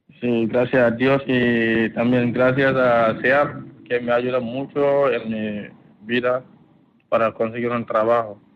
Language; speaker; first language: Spanish; non-native, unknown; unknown